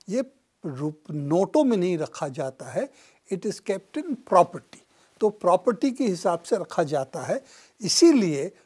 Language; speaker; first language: Hindi; non-native, local second language; Bangla